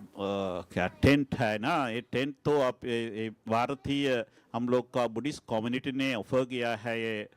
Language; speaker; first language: Hindi; non-native, learner; Sinhala